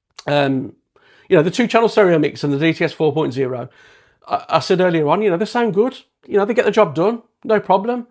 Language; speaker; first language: English; native; English